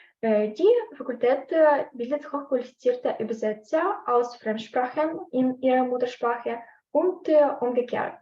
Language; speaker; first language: German; non-native, learner; Ukrainian